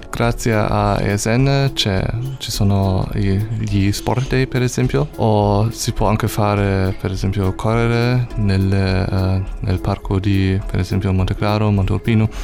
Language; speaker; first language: Italian; non-native, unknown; German